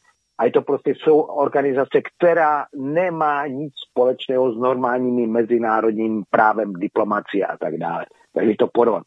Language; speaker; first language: Czech; native; Czech